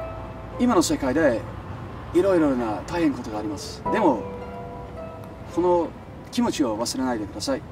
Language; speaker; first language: Japanese; non-native, learner; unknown